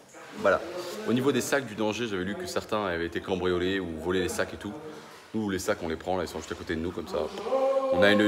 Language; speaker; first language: French; native; French